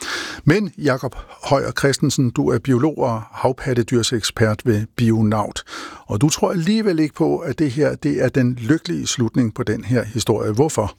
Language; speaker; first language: Danish; native; Danish